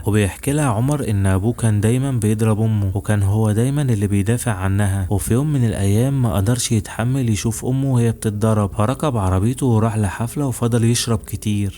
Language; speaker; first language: Arabic; native; Arabic